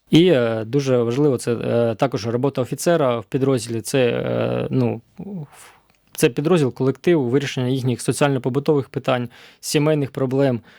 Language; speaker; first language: Ukrainian; native; Ukrainian